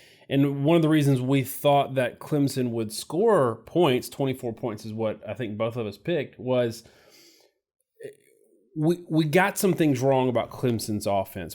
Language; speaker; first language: English; native; English